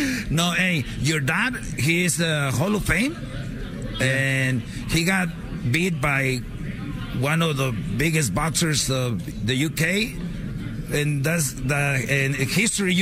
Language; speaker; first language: English; non-native, fluent; Spanish